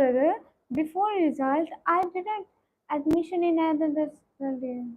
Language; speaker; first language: English; non-native, learner; Punjabi